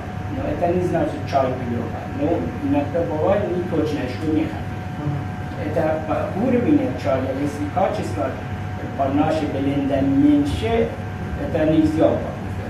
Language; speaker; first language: Russian; non-native, learner; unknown